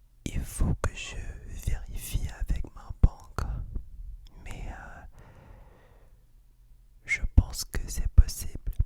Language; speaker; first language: French; non-native, fluent; English